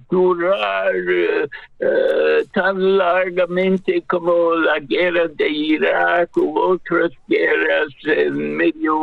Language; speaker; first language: Spanish; non-native, fluent; English